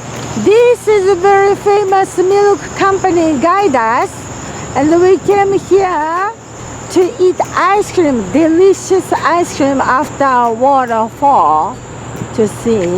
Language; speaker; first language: English; non-native, fluent; Japanese